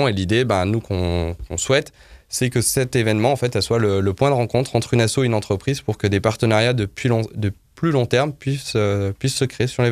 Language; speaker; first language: French; native; French